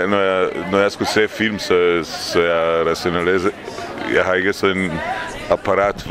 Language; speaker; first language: Danish; non-native, fluent; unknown